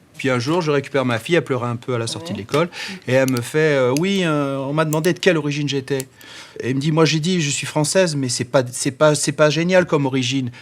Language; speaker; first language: French; native; French